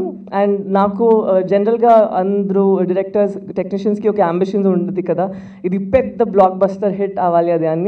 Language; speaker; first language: Telugu; non-native, fluent; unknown